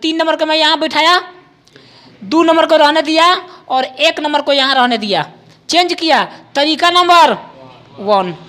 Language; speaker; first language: Hindi; non-native, local second language; Bhojpuri